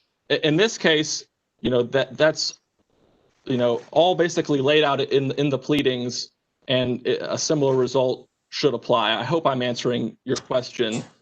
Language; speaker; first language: English; native; English